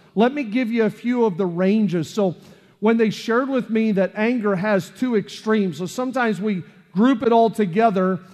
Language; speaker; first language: English; native; English